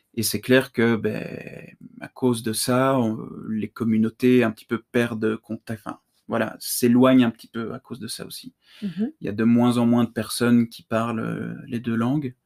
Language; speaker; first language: French; native; French